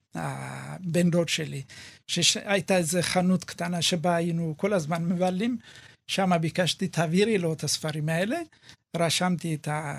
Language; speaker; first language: Hebrew; early bilingual, other home language; Amharic